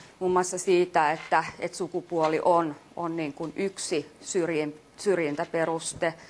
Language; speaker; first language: Finnish; native; Finnish